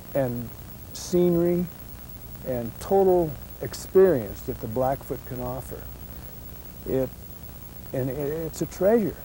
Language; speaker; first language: English; native; English